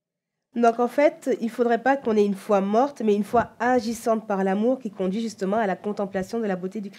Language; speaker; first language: French; native; French